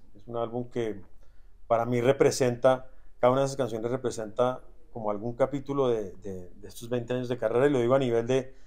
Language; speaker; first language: Spanish; native; Spanish